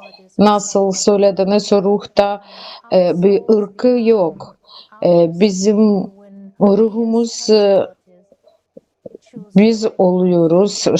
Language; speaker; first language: Turkish; non-native, learner; Russian